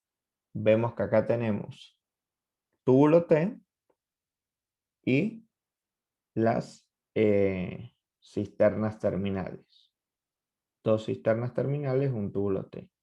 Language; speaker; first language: Spanish; native; Spanish